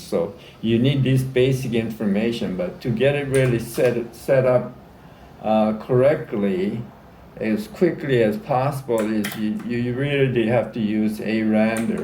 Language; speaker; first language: English; native; English